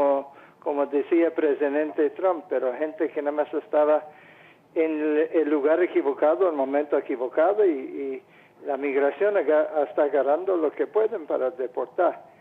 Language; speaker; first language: Spanish; non-native, fluent; English